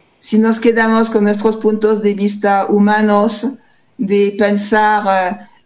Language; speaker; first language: Spanish; non-native, fluent; French